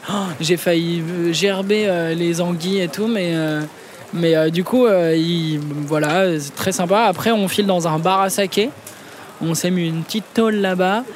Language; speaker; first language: French; native; French